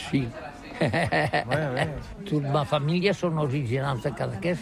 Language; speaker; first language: French; non-native, learner; Catalan